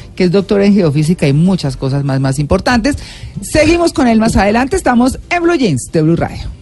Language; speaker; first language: Spanish; native; Spanish